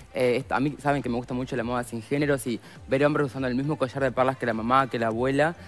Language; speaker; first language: Spanish; native; Spanish